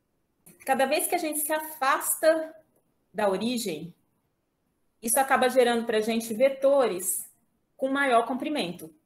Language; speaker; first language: Portuguese; native; Portuguese